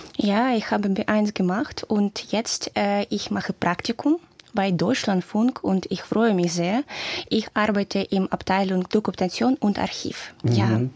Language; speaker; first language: German; non-native, learner; Ukrainian